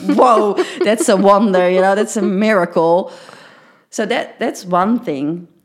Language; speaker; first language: English; early bilingual, heritage; Dutch